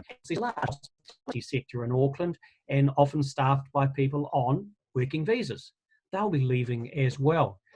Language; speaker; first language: English; native; English